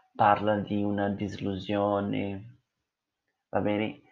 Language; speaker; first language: Italian; non-native, fluent; Portuguese